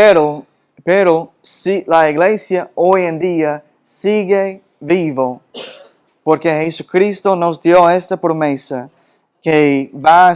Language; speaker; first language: Spanish; non-native, fluent; English